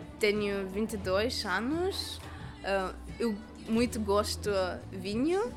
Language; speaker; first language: Portuguese; non-native, learner; Lithuanian